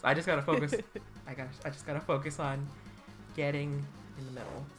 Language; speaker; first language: English; native; English